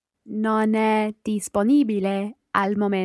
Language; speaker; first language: Italian; non-native, learner; English